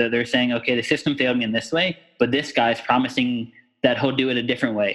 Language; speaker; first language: English; native; English